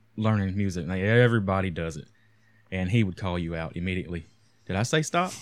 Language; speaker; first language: English; native; English